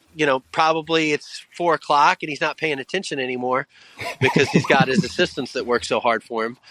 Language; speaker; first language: English; native; English